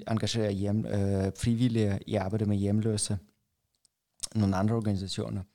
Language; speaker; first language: Danish; non-native, fluent; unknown